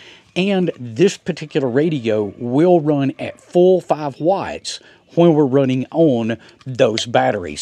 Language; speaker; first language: English; native; English